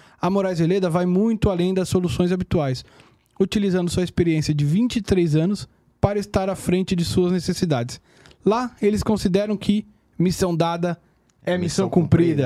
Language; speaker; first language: Portuguese; native; Portuguese